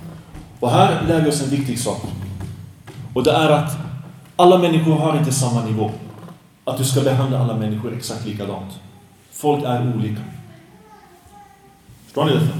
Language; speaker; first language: Swedish; early bilingual, other home language; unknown